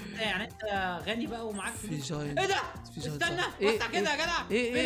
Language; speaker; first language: Arabic; native; Arabic